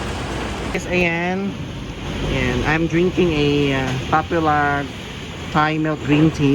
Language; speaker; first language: English; non-native, local second language; Filipino